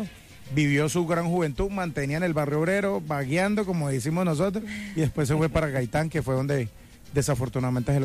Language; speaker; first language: Spanish; native; Spanish